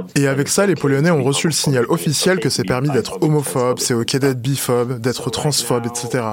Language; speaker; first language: French; non-native, fluent; Polish